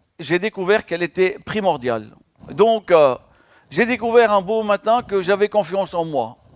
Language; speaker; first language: French; non-native, local second language; Arabic